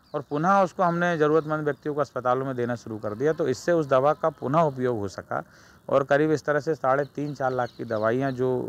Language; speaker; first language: Hindi; native; Hindi